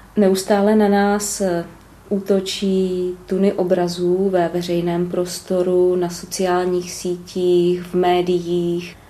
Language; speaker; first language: Czech; native; Czech